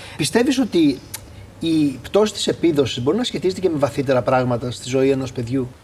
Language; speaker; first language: Greek; native; Greek